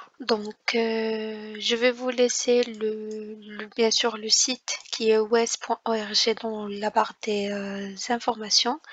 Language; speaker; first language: French; non-native, local second language; Arabic